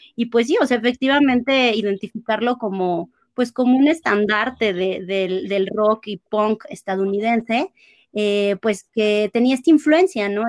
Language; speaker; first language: Spanish; native; Spanish